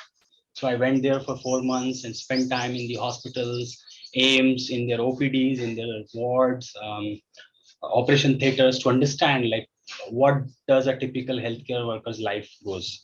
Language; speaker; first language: English; non-native, local second language; Hindi